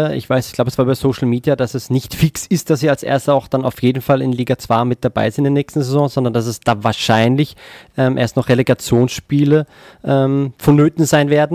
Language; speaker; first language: German; native; German